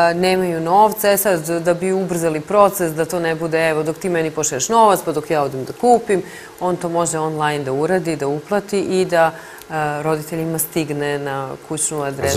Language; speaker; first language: Serbian; native; Serbian